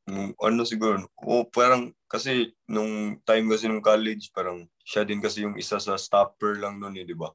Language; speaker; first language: Filipino; non-native, local second language; Cebuano